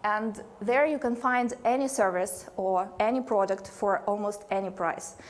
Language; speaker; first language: English; non-native, fluent; Russian